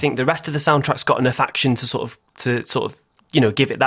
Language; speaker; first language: English; native; English